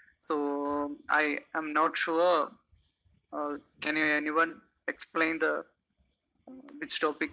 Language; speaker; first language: English; non-native, local second language; Malayalam